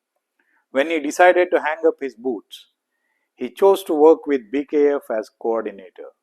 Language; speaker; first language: English; non-native, local second language; Kannada